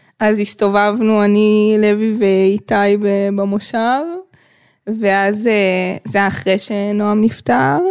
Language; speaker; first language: Hebrew; native; Hebrew